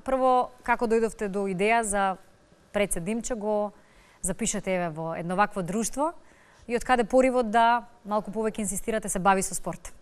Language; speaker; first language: Macedonian; native; Macedonian